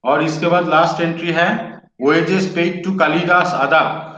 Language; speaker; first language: Hindi; non-native, local second language; Bangla